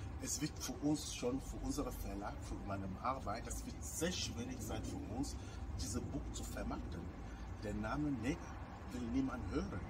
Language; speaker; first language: German; non-native, fluent; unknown